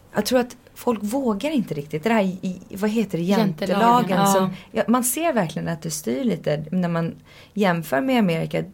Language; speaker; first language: Swedish; early bilingual, heritage; Swedish